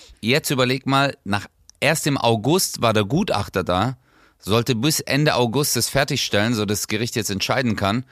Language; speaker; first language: German; early bilingual, other home language; Turkish